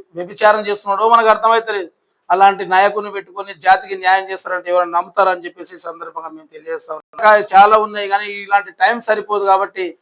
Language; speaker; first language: Telugu; non-native, local second language; Lambadi